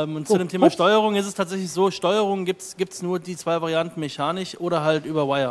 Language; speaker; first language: German; native; German